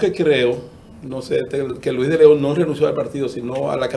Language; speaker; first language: Spanish; native; Spanish